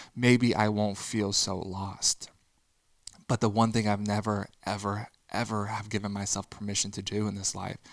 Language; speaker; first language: English; native; English